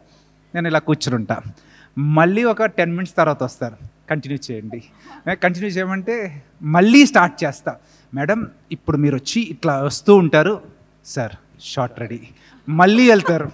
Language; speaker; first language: Telugu; native; Telugu